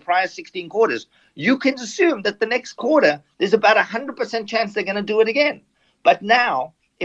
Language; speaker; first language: English; native; English